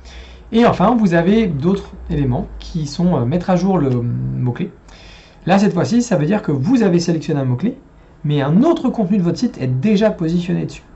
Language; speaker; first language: French; native; French